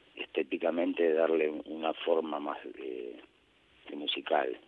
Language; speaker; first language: Spanish; native; Spanish